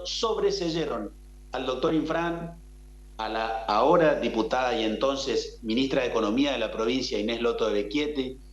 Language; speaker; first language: Spanish; native; Spanish